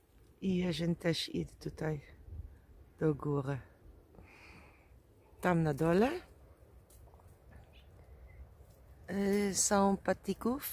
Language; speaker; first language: Polish; non-native, learner; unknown